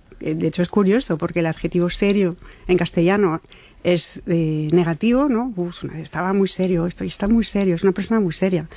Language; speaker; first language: Spanish; non-native, fluent; French